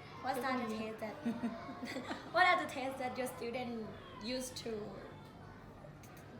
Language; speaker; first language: English; non-native, learner; Thai